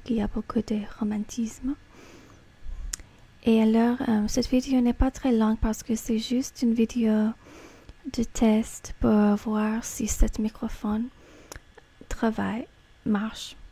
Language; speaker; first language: French; non-native, fluent; English